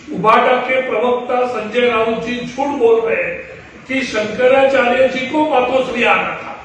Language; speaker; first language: Hindi; non-native, local second language; Marathi